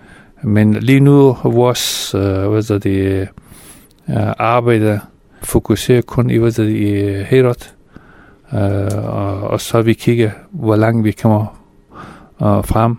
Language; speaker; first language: Danish; non-native, fluent; Persian